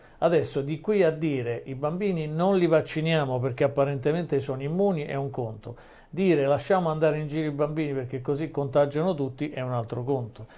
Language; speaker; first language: Italian; native; Italian